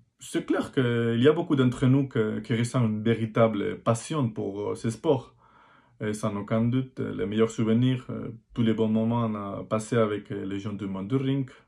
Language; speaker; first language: French; non-native, fluent; Spanish